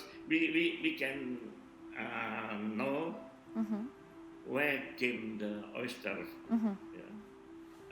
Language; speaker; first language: English; non-native, learner; Indonesian